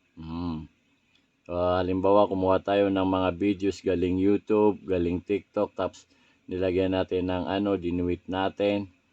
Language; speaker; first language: Filipino; non-native, local second language; Maranao